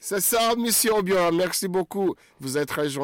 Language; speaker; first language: French; non-native, fluent; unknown